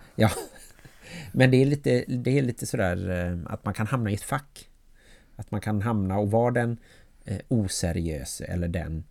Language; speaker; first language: Swedish; native; Swedish